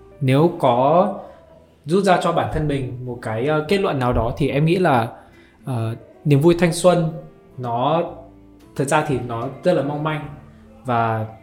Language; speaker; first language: Vietnamese; native; Vietnamese